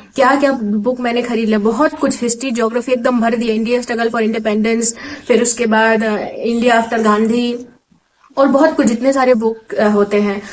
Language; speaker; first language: Hindi; non-native, local second language; Assamese